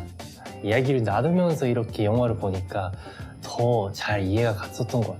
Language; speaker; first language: Korean; non-native, fluent; Japanese